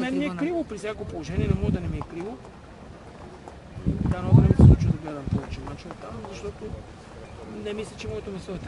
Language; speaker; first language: Bulgarian; native; Bulgarian